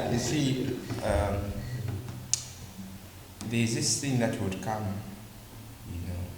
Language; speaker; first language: English; non-native, local second language; Bemba